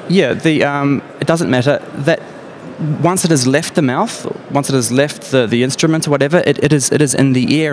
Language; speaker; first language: English; native; English